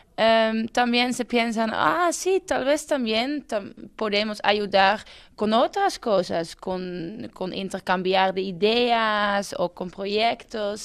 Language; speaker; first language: Spanish; non-native, learner; Dutch